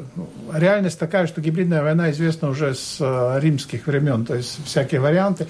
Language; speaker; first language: Russian; non-native, local second language; Latvian